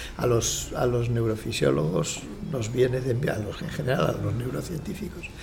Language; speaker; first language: Spanish; native; Spanish